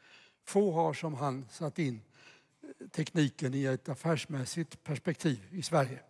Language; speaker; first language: Swedish; native; Swedish